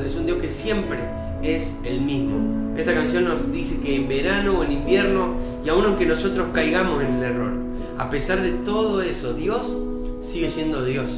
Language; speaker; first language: Spanish; native; Spanish